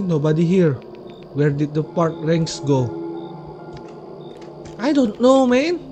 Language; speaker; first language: English; non-native, learner; Indonesian